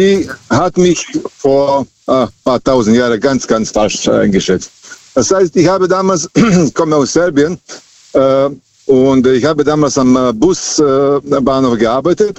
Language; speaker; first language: German; non-native, fluent; Serbian